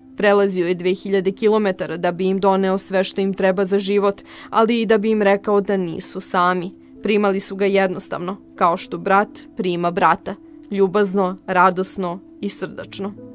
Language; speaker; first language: Serbian; native; Serbian